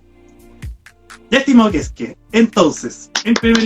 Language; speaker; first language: Spanish; native; Spanish